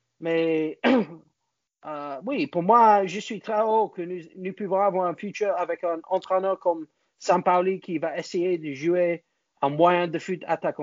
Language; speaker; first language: French; non-native, learner; English